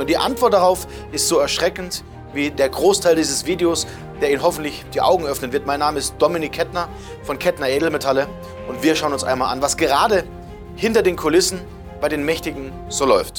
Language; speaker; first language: German; native; German